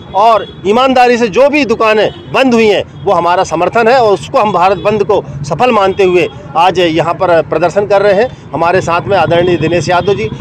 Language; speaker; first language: Hindi; native; Hindi